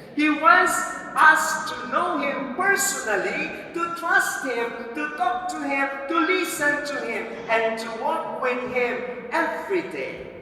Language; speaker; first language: English; non-native, local second language; Filipino